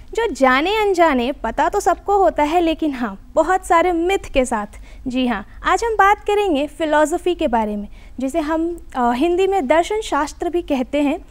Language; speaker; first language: Hindi; native; Hindi